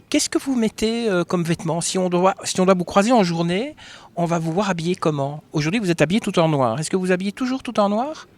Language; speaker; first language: French; native; French